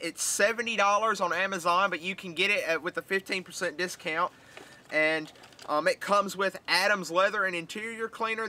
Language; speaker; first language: English; native; English